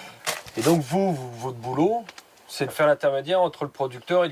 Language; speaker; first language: French; native; French